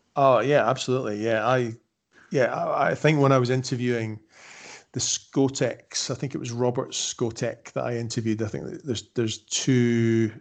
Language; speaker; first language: English; native; English